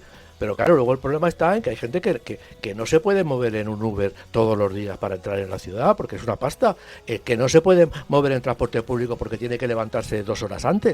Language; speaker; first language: Spanish; native; Spanish